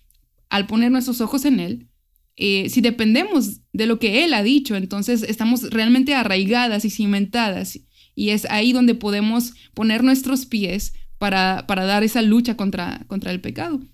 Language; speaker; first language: Spanish; native; Spanish